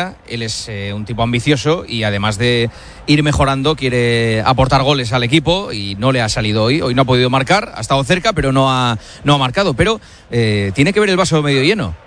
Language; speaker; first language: Spanish; native; Spanish